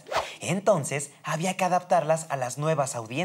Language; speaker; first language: Spanish; native; Spanish